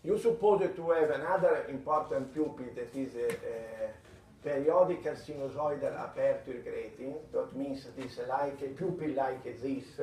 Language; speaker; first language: English; non-native, fluent; Italian